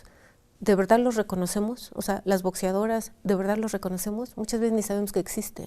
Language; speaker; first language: Spanish; native; Spanish